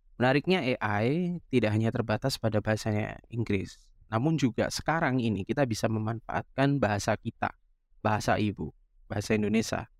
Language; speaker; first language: Indonesian; non-native, local second language; Javanese